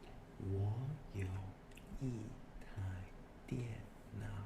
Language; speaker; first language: Chinese; non-native, learner; English